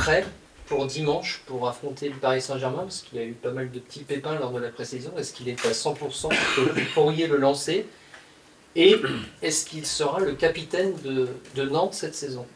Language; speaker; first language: French; native; French